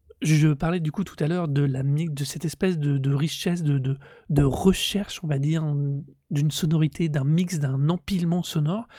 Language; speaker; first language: French; native; French